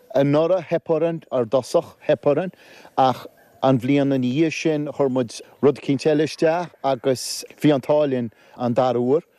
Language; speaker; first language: Irish; native; Irish